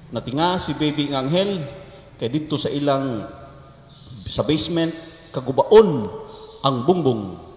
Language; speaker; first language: Cebuano; native; Cebuano